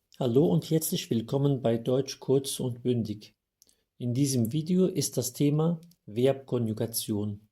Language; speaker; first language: German; non-native, fluent; Turkish